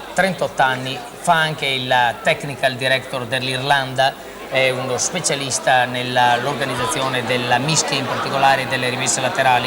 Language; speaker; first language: Italian; native; Italian